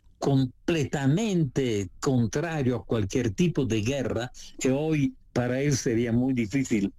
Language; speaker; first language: Spanish; non-native, fluent; Italian